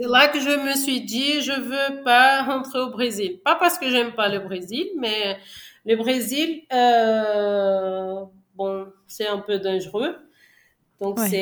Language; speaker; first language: French; non-native, fluent; Portuguese